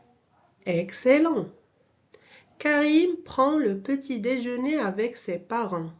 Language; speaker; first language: French; non-native, local second language; Arabic